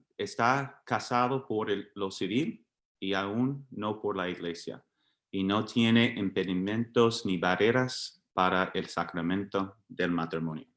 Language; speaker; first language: Spanish; non-native, fluent; English